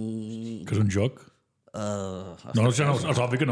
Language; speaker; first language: Catalan; native; Catalan